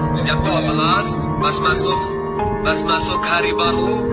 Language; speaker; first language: Indonesian; non-native, fluent; Arabic